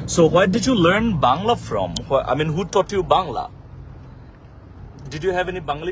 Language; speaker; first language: English; non-native, fluent; Bangla